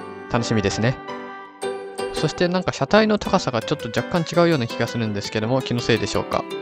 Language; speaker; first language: Japanese; native; Japanese